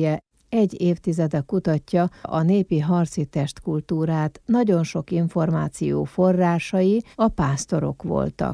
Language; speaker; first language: Hungarian; native; Hungarian